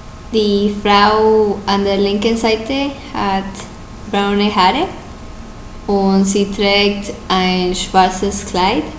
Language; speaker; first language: German; non-native, learner; Spanish